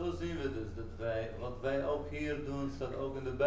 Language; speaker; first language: Dutch; non-native, fluent; Arabic